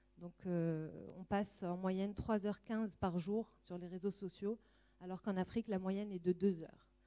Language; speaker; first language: French; non-native, local second language; Arabic